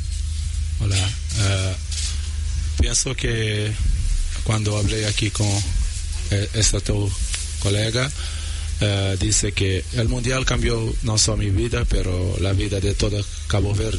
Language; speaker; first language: Spanish; non-native, learner; Portuguese